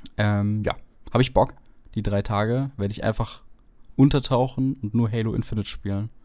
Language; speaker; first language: German; native; German